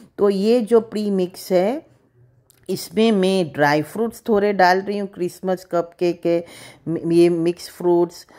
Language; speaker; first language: Hindi; native; Hindi